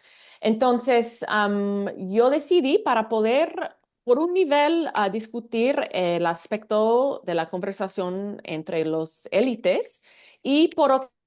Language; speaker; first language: Spanish; non-native, fluent; English